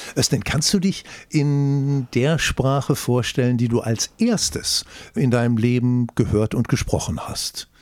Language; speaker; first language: German; native; German